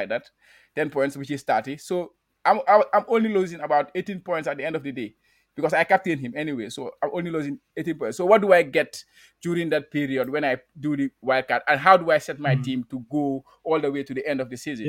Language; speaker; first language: English; non-native, local second language; Wolof